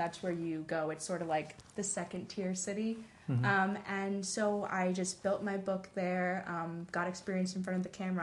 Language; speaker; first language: English; native; English